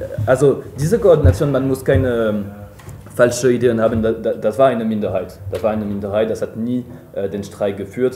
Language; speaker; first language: German; non-native, fluent; French